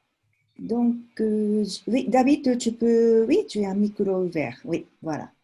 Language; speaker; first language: French; non-native, fluent; Japanese